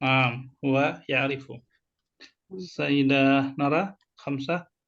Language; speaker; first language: Arabic; non-native, fluent; Indonesian